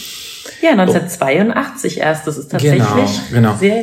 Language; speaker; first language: German; native; German